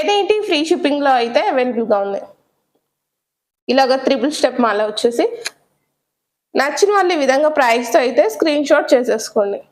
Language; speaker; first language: Telugu; native; Telugu